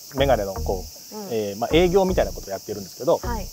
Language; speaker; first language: Japanese; native; Japanese